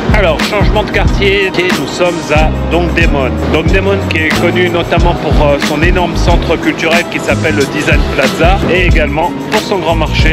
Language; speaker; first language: French; native; French